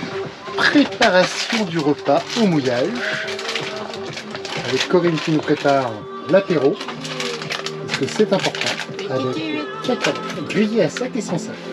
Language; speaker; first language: French; native; French